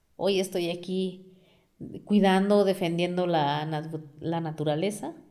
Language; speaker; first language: Spanish; non-native, local second language; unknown